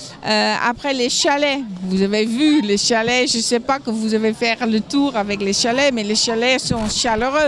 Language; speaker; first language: French; non-native, fluent; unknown